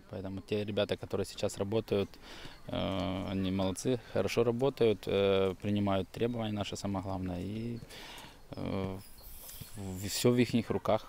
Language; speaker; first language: Russian; native; Russian